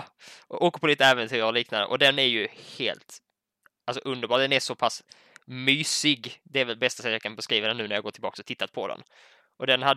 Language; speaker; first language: Swedish; native; Swedish